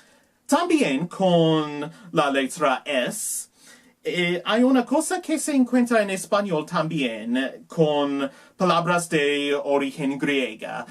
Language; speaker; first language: Spanish; non-native, learner; English